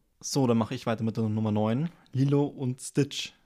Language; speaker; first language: German; native; German